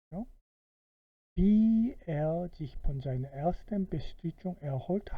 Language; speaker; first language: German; non-native, fluent; Korean